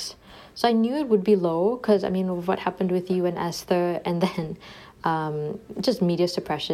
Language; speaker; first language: English; native; English